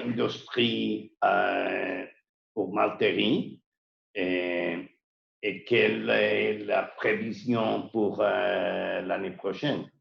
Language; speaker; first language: French; non-native, learner; Spanish